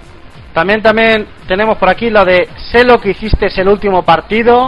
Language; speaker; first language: Spanish; native; Spanish